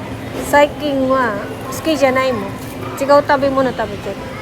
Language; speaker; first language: Japanese; non-native, fluent; Filipino